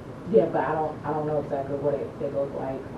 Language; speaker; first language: English; native; English